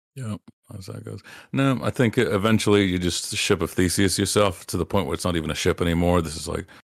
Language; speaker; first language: English; native; English